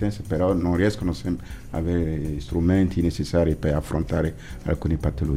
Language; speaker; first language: Italian; non-native, fluent; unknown